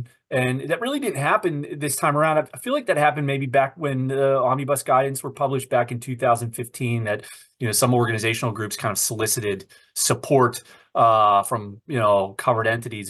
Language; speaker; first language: English; native; English